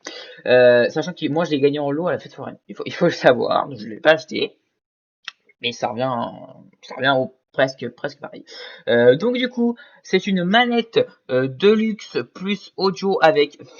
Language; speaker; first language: French; native; French